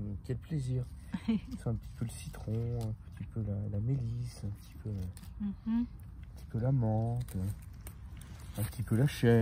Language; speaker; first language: French; native; French